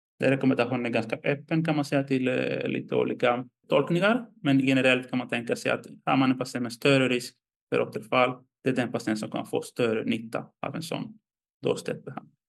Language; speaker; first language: Swedish; non-native, fluent; Greek